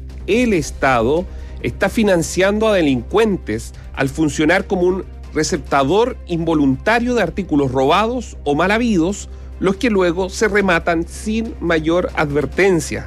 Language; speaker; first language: Spanish; native; Spanish